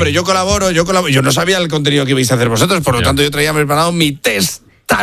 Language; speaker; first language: Spanish; native; Spanish